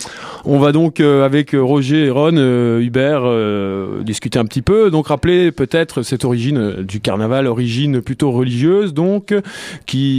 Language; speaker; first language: French; native; French